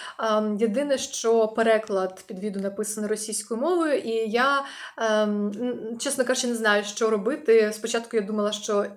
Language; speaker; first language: Ukrainian; non-native, local second language; Russian